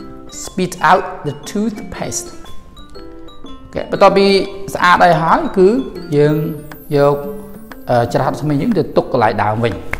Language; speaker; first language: English; non-native, fluent; Khmer